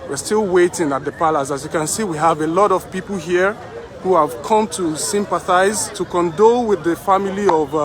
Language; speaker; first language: English; non-native, local second language; Yoruba